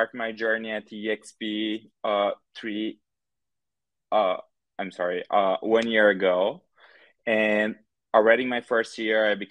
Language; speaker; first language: English; non-native, fluent; Portuguese